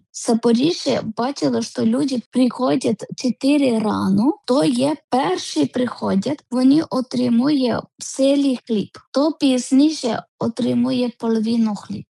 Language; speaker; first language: Ukrainian; non-native, learner; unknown